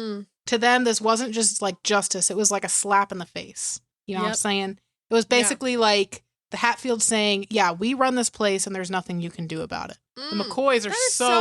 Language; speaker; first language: English; native; English